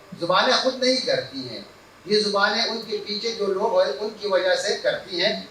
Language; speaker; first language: Urdu; non-native, local second language; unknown